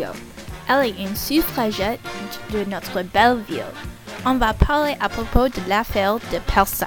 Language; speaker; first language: French; non-native, learner; English